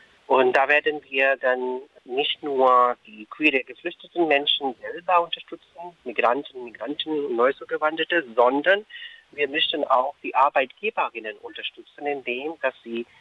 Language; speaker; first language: German; non-native, fluent; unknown